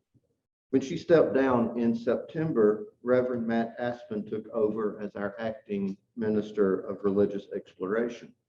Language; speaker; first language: English; native; English